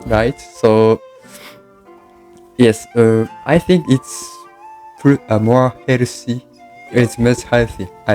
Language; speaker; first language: English; non-native, learner; Japanese